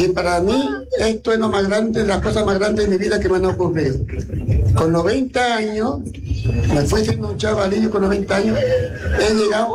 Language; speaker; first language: Spanish; native; Spanish